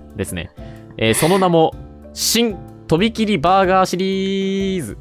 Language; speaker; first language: Japanese; native; Japanese